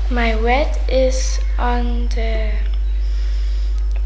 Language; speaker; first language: English; non-native, learner; German